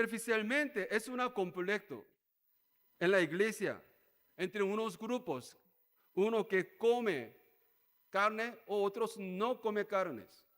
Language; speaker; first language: Spanish; non-native, learner; Korean